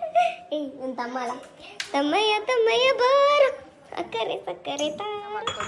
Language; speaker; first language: Kannada; native; Kannada